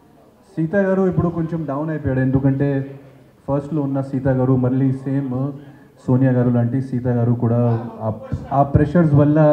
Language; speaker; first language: Telugu; non-native, fluent; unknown